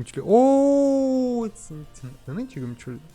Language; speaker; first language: Korean; non-native, learner; Russian